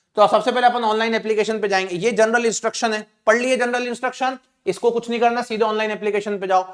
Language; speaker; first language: Hindi; native; Hindi